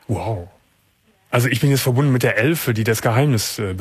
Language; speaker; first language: German; native; German